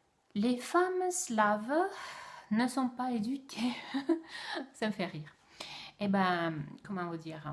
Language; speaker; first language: French; non-native, fluent; Russian